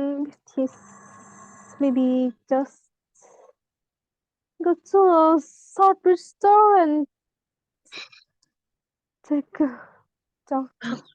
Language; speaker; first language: English; non-native, learner; Vietnamese